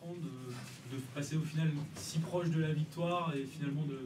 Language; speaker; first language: French; native; French